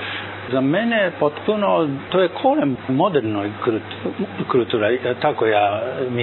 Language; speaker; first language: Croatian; non-native, learner; Japanese